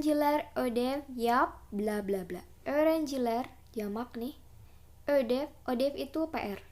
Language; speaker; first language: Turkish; non-native, fluent; Indonesian